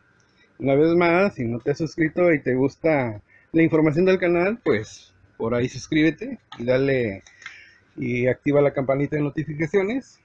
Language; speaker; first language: Spanish; native; Spanish